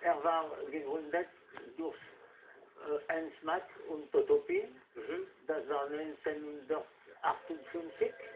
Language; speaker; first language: German; non-native, fluent; French